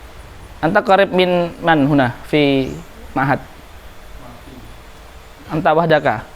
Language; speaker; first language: Arabic; non-native, fluent; Indonesian